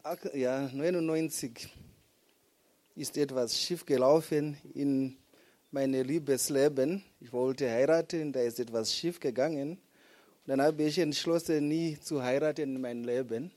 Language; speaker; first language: German; non-native, fluent; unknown